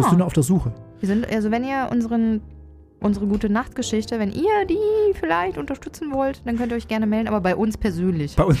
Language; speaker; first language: German; native; German